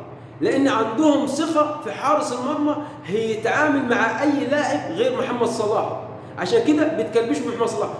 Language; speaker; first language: Arabic; native; Arabic